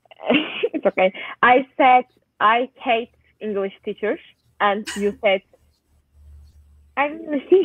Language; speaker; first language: English; non-native, learner; Turkish